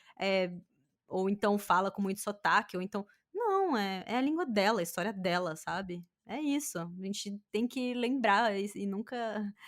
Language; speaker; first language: Portuguese; native; Portuguese